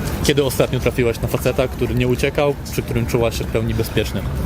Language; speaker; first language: Polish; native; Polish